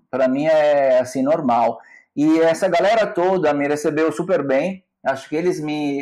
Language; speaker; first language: Portuguese; non-native, fluent; Italian